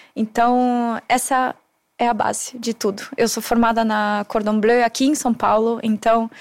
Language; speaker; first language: Portuguese; non-native, fluent; German